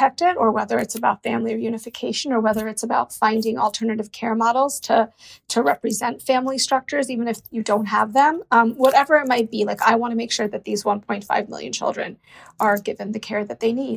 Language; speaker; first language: English; native; English